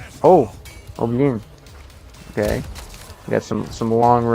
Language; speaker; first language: Russian; non-native, learner; English